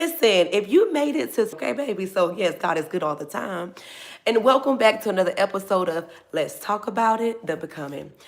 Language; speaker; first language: English; native; English